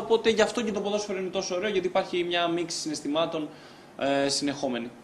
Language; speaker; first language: Greek; native; Greek